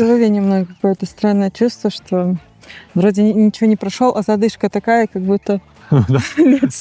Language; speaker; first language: Russian; native; Russian